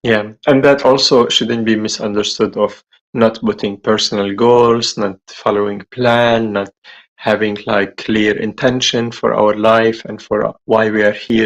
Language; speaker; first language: English; non-native, fluent; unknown